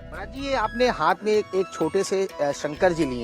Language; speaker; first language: Hindi; native; Hindi